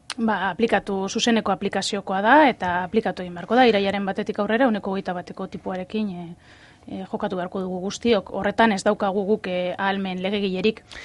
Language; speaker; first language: Basque; native; Basque